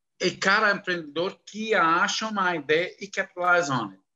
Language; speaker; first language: Portuguese; non-native, learner; Arabic